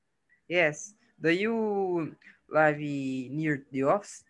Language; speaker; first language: English; non-native, learner; Portuguese